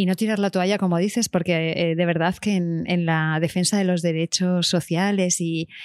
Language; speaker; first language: Spanish; native; Spanish